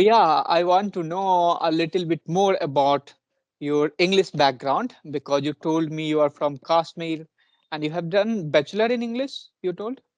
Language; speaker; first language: English; non-native, local second language; Punjabi